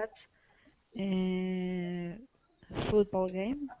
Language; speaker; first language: English; non-native, learner; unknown